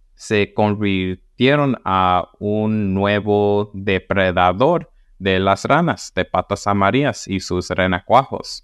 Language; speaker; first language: Spanish; early bilingual, heritage; Spanish